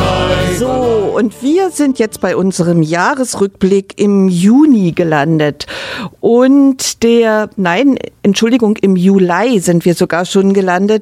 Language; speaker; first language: German; native; German